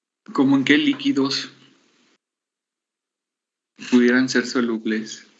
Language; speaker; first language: Spanish; native; Spanish